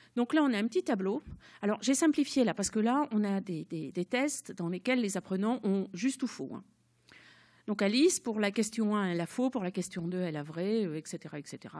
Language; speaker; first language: French; native; French